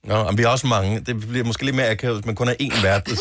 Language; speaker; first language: Danish; native; Danish